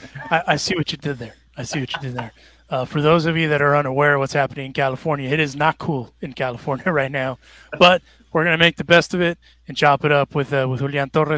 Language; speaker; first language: English; early bilingual, other home language; Spanish